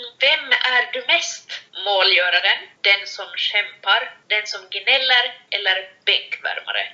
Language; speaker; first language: Swedish; native; Swedish